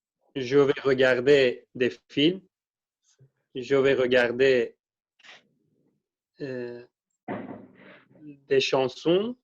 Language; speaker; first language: French; non-native, learner; Kurdish